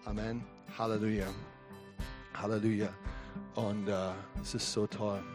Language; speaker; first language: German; non-native, fluent; English